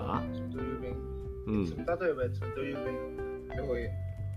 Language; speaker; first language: Japanese; non-native, learner; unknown